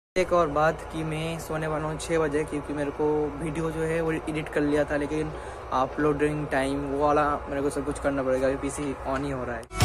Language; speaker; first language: Hindi; non-native, local second language; Bangla